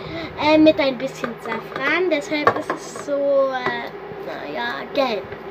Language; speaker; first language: German; early bilingual, other home language; Arabic